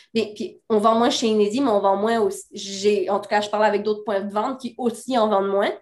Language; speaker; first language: French; native; French